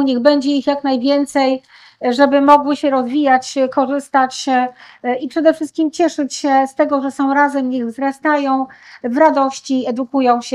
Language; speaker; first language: Polish; native; Polish